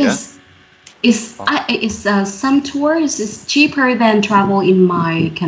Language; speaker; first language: English; non-native, learner; Vietnamese